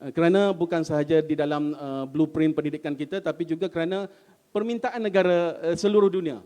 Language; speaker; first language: Malay; native; Malay